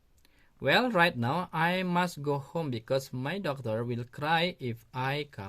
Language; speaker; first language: English; non-native, learner; Indonesian